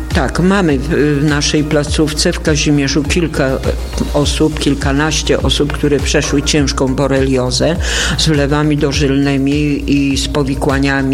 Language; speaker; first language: Polish; native; Polish